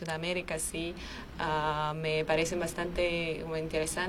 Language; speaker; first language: Spanish; non-native, fluent; Armenian